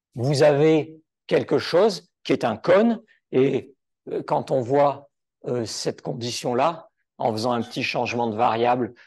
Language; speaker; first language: French; native; French